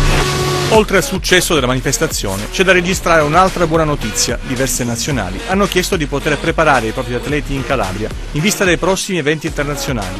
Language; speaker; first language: Italian; native; Italian